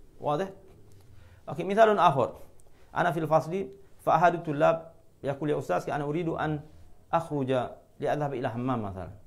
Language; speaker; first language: Arabic; non-native, fluent; Malay